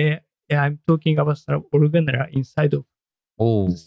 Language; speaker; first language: English; non-native, learner; Japanese